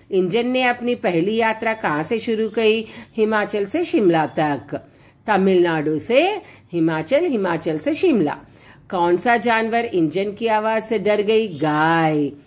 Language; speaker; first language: Hindi; non-native, local second language; Telugu